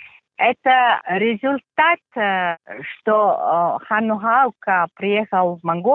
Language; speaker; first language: Russian; non-native, fluent; Mongolian